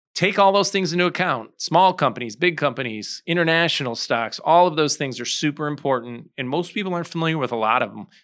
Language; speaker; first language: English; native; English